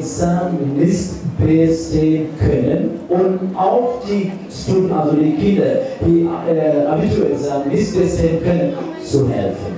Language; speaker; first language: German; non-native, fluent; Sinhala